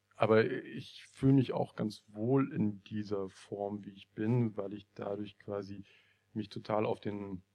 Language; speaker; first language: German; native; German